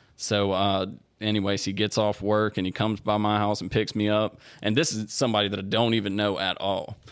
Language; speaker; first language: English; native; English